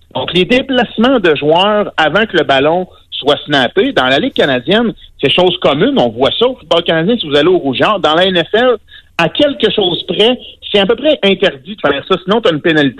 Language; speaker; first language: French; native; French